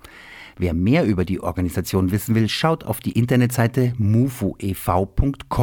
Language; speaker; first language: German; native; German